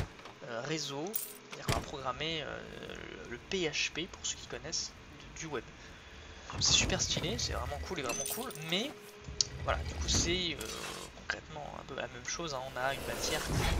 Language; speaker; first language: French; native; French